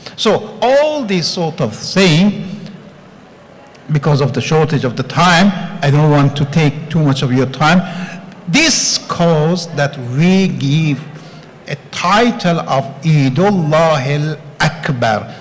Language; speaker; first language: English; non-native, fluent; Persian